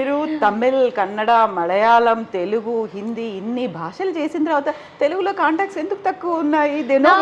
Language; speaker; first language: Telugu; native; Telugu